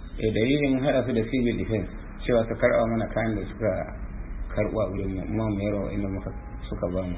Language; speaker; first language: Hausa; native; Hausa